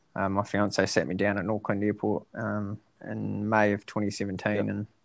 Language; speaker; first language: English; native; English